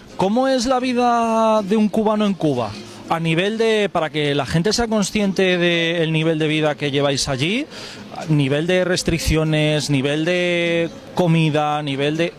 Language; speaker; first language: Spanish; native; Spanish